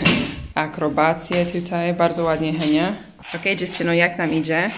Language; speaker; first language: Polish; early bilingual, heritage; English